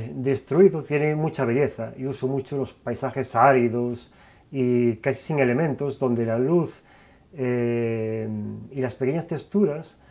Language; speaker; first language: Spanish; native; Spanish